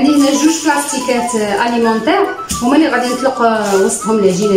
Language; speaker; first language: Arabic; native; Arabic